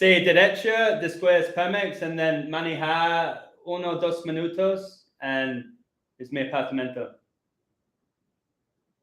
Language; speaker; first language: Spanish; non-native, learner; English